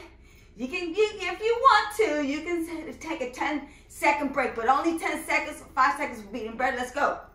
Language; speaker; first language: English; native; English